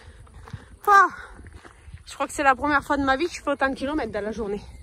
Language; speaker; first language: French; native; French